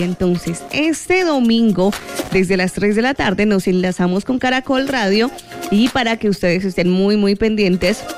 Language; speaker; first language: Spanish; native; Spanish